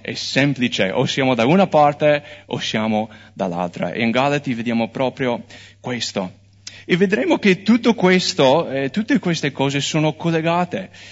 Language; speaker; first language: Italian; non-native, fluent; English